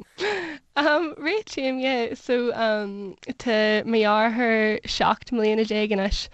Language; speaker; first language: Irish; non-native, local second language; English